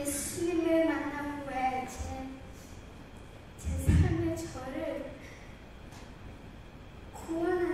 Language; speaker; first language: Korean; non-native, learner; Khmer